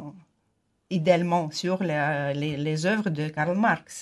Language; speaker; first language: French; non-native, fluent; Ukrainian